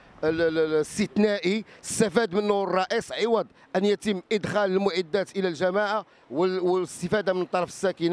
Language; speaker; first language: Arabic; native; Arabic